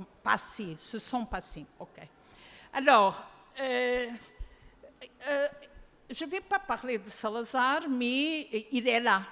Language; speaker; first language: French; non-native, fluent; Portuguese